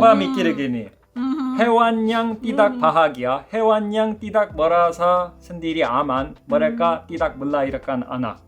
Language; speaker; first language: Indonesian; non-native, fluent; Korean